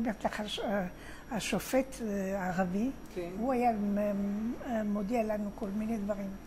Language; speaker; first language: Hebrew; non-native, fluent; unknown